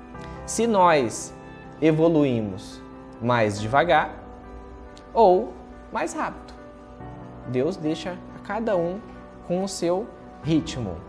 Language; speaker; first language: Portuguese; native; Portuguese